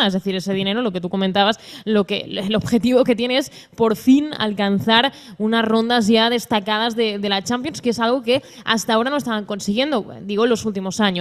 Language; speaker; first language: Spanish; native; Spanish